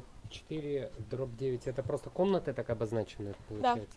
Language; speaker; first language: Russian; native; Russian